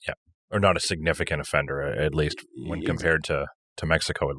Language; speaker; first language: English; native; English